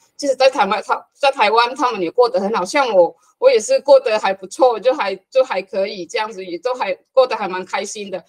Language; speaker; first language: Chinese; non-native, fluent; Hakka Chinese